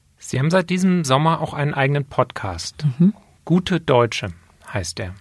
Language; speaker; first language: German; native; German